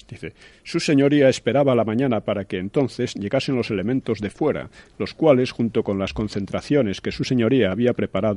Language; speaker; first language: Spanish; native; Spanish